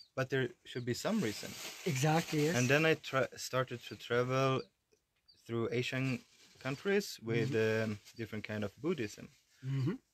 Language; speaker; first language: English; non-native, fluent; Swedish